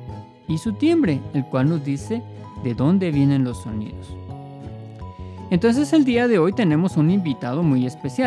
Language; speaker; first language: Spanish; native; Spanish